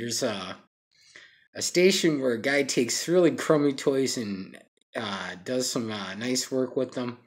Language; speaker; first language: English; native; English